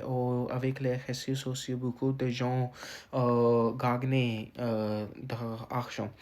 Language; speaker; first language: French; non-native, learner; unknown